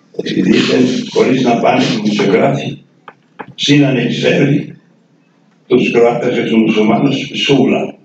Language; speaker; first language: Greek; non-native, fluent; Serbian